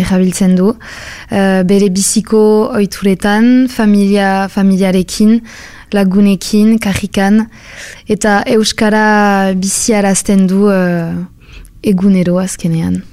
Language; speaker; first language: Basque; non-native, local second language; French